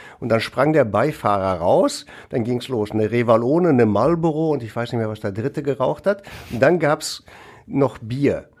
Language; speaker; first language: German; early bilingual, other home language; Greek